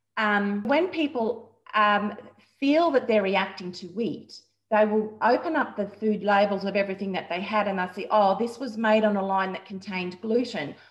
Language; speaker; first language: English; native; English